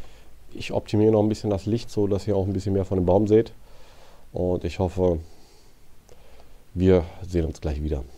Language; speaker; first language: German; native; German